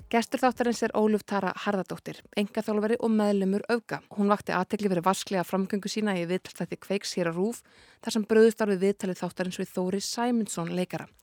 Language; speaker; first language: Icelandic; native; Icelandic